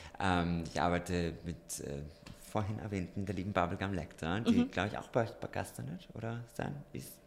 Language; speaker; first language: German; early bilingual, other home language; Romanian